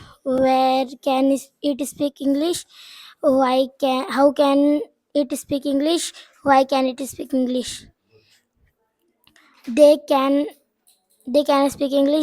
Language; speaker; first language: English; non-native, learner; Hindi